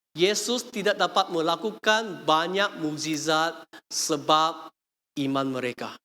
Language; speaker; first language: Malay; non-native, local second language; Chinese